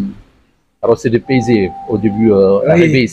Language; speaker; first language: French; non-native, learner; Indonesian